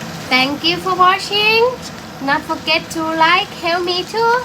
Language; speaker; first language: English; non-native, learner; Thai